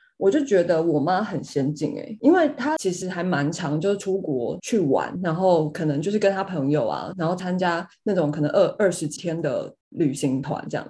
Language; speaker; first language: Chinese; native; Chinese